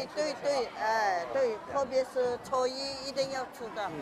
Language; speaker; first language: Chinese; non-native, local second language; Min Nan Chinese